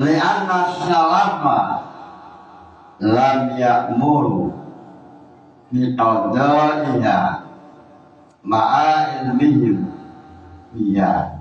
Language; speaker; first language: Arabic; non-native, fluent; Indonesian